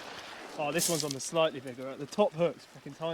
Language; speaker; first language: English; native; English